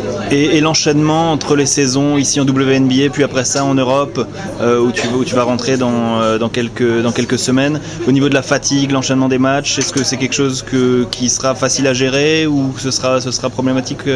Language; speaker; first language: French; native; French